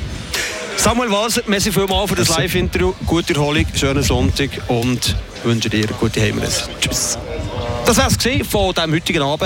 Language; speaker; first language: German; native; German